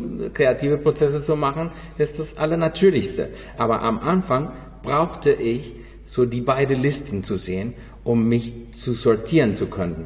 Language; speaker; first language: German; non-native, fluent; Spanish